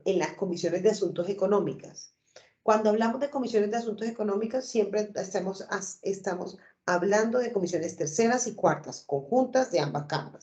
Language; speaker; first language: Spanish; native; Spanish